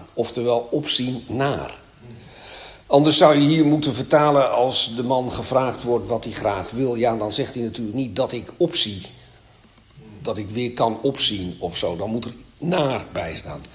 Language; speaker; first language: Dutch; native; Dutch